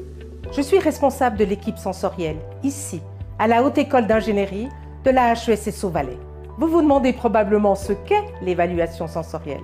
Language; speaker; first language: French; native; French